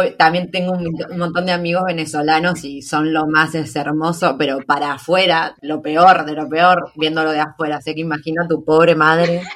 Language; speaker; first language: Spanish; native; Spanish